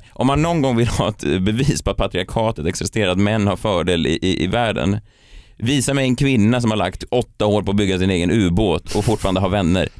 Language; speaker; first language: Swedish; native; Swedish